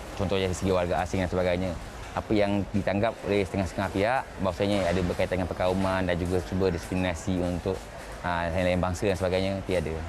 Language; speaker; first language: Malay; native; Malay